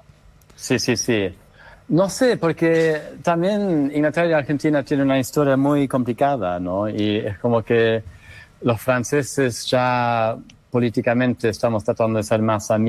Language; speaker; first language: Spanish; non-native, fluent; English